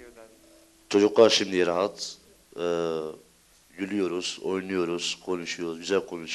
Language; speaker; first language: Turkish; early bilingual, heritage; Turkish